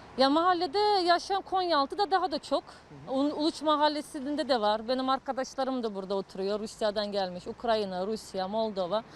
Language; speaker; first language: Turkish; non-native, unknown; Russian